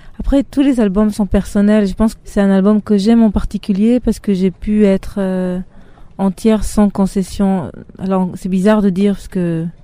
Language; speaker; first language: French; early bilingual, heritage; Hebrew